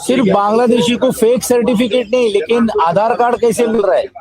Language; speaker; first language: Hindi; non-native, local second language; Marathi